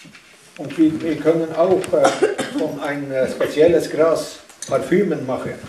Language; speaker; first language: German; non-native, learner; Northern Sami